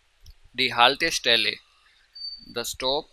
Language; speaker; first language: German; non-native, fluent; Urdu